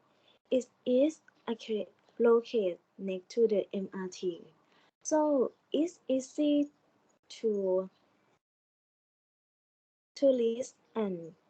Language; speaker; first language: English; non-native, learner; Thai